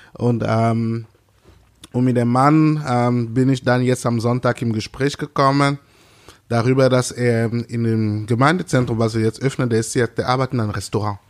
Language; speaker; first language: German; non-native, fluent; French